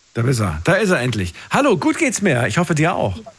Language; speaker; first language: German; native; German